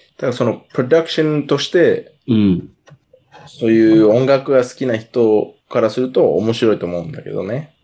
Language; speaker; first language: Japanese; non-native, fluent; English